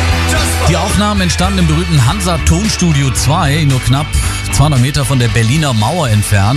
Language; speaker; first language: German; native; German